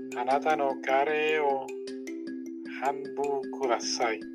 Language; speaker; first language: Japanese; non-native, learner; English